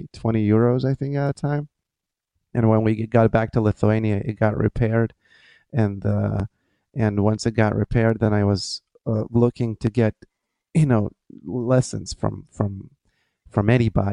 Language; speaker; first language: English; non-native, fluent; Lithuanian